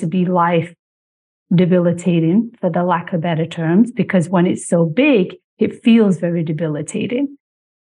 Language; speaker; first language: English; native; English